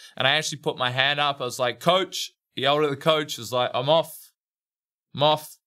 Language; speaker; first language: English; native; English